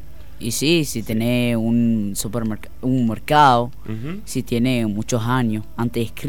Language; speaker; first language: Spanish; non-native, learner; Arabic